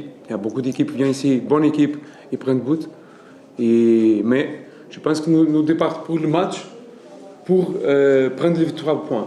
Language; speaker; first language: French; non-native, learner; Portuguese